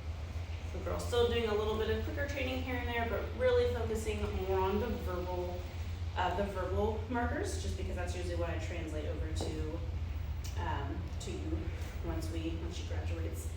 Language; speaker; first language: English; native; English